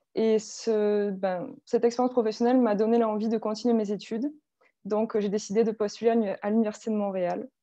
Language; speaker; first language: French; native; French